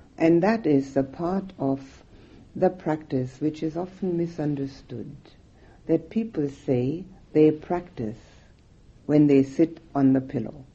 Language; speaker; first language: English; non-native, fluent; German